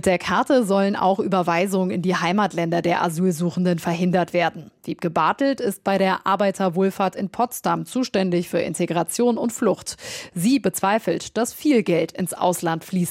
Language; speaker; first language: German; native; German